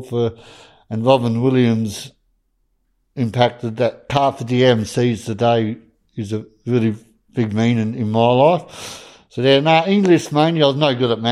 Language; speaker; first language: English; native; English